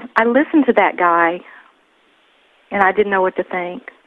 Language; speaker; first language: English; native; English